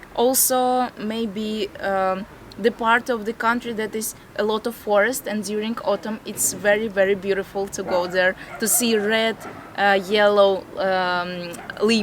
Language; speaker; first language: English; non-native, fluent; Latvian